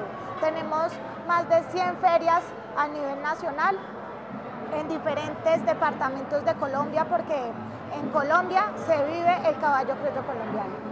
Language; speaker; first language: Spanish; native; Spanish